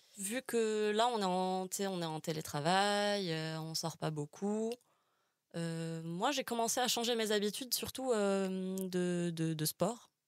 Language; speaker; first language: French; non-native, local second language; Arabic